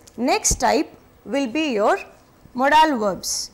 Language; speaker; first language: English; non-native, local second language; Tamil